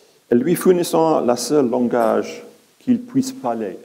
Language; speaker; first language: French; non-native, learner; English